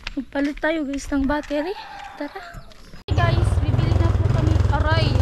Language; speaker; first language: Filipino; non-native, local second language; Bikol